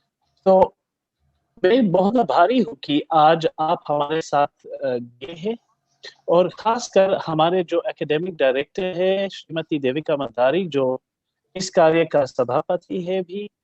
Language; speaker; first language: Hindi; non-native, learner; English